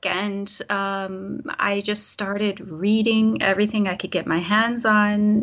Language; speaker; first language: English; native; English